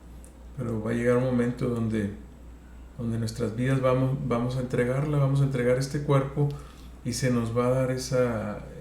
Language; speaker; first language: Spanish; native; Spanish